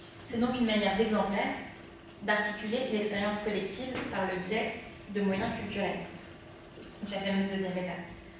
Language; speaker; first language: French; native; French